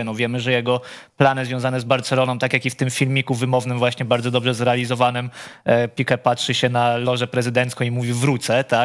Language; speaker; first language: Polish; native; Polish